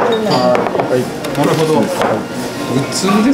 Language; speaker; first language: Japanese; native; Japanese